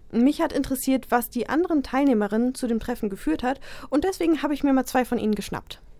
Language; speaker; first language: German; native; German